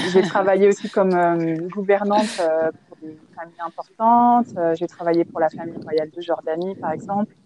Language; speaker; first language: French; native; French